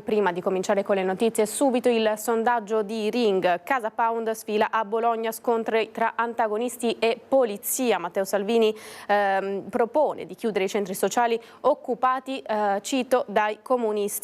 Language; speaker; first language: Italian; native; Italian